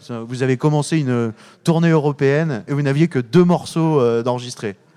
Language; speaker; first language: French; native; French